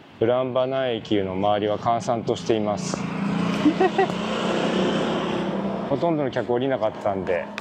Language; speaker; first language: Japanese; native; Japanese